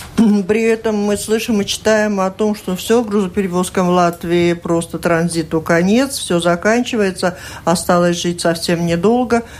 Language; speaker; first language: Russian; native; Russian